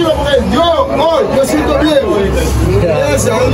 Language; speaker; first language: Spanish; non-native, learner; Haitian Creole